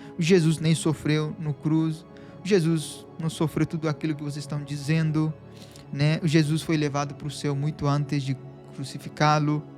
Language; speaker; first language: Portuguese; non-native, fluent; Bangla